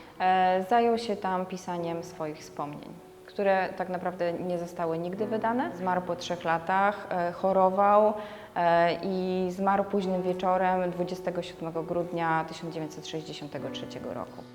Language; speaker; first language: Polish; native; Polish